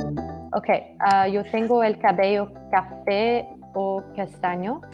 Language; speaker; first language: Spanish; non-native, learner; English